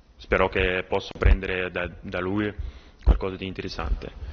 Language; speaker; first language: Italian; non-native, learner; Russian